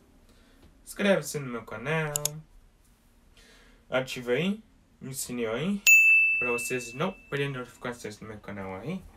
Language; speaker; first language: Portuguese; early bilingual, heritage; Portuguese